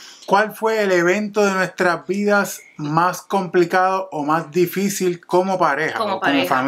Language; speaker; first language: Spanish; native; Spanish